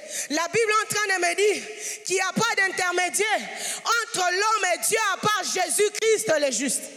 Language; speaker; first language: French; non-native, local second language; Swahili